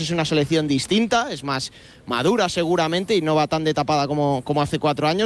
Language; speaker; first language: Spanish; native; Spanish